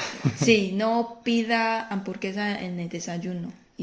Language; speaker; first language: Spanish; non-native, fluent; Chinese